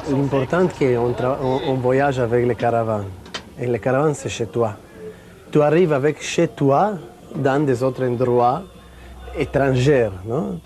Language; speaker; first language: French; non-native, fluent; Italian